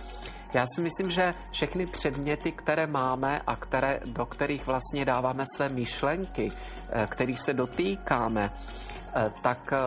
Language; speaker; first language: Czech; native; Czech